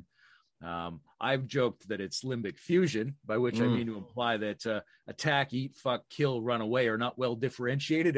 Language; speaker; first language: English; native; English